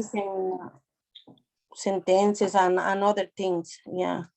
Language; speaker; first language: English; non-native, learner; Spanish